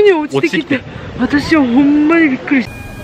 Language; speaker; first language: Japanese; non-native, fluent; Korean